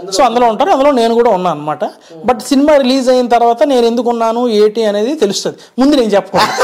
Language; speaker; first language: Telugu; native; Telugu